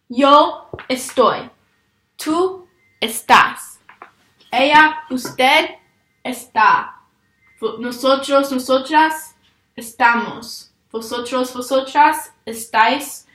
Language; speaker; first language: Spanish; non-native, learner; English